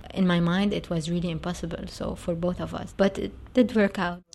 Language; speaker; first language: English; non-native, fluent; Arabic